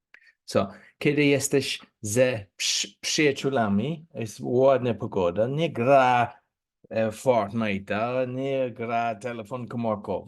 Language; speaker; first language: Polish; non-native, learner; English